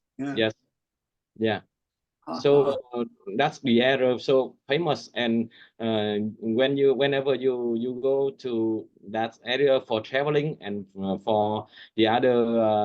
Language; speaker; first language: English; non-native, learner; Vietnamese